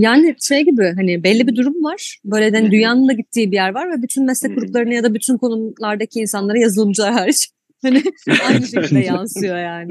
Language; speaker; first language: Turkish; native; Turkish